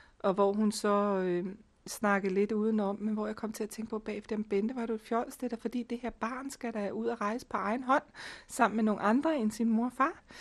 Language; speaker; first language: Danish; native; Danish